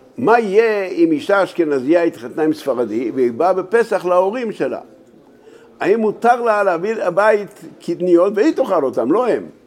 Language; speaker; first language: Hebrew; native; Hebrew